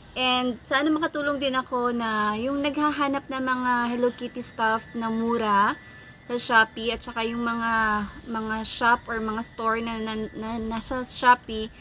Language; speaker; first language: Filipino; non-native, local second language; Cebuano